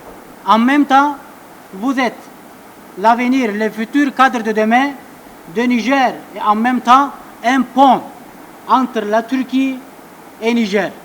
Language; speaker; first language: French; non-native, learner; Turkish